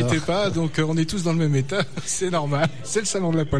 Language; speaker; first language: French; native; French